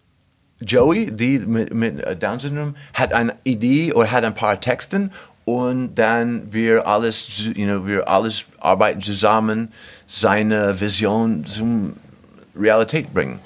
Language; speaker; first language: German; non-native, fluent; English